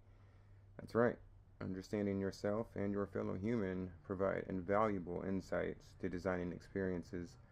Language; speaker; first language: English; native; English